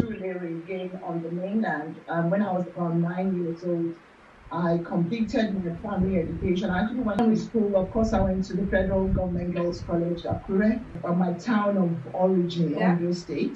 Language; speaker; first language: English; non-native, local second language; Yoruba